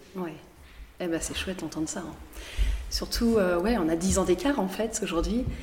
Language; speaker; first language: French; native; French